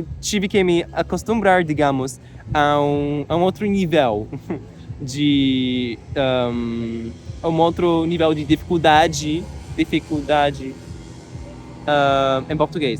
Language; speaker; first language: Portuguese; non-native, learner; English